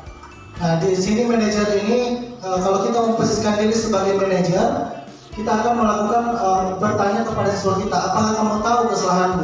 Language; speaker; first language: Indonesian; native; Indonesian